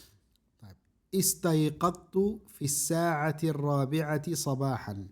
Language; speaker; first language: Arabic; non-native, fluent; Indonesian